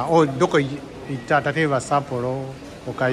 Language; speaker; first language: Japanese; non-native, learner; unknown